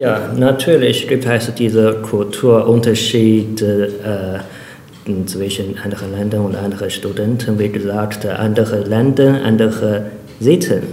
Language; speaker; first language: German; non-native, learner; Chinese